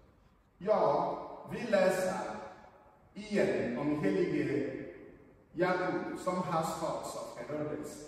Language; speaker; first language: Swedish; non-native, fluent; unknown